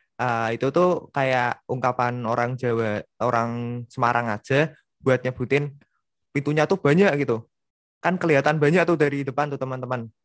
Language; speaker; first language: Indonesian; native; Indonesian